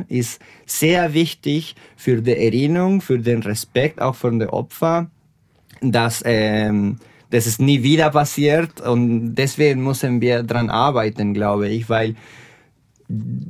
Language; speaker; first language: German; non-native, fluent; Spanish